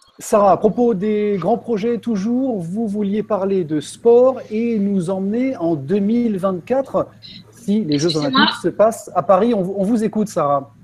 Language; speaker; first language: French; native; French